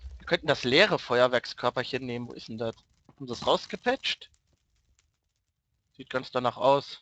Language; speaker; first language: German; native; German